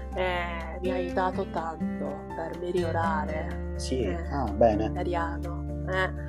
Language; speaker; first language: Italian; non-native, learner; Japanese